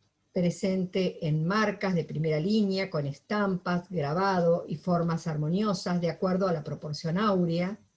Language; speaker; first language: Spanish; native; Spanish